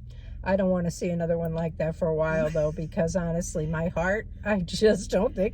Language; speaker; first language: English; native; English